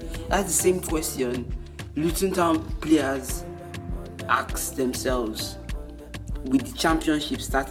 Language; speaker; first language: English; non-native, local second language; Yoruba